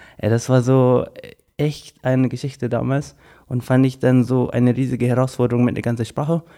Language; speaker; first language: German; non-native, fluent; English